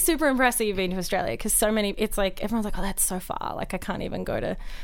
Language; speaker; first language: English; native; English